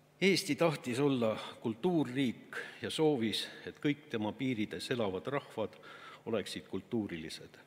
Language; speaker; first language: Estonian; non-native, local second language; Russian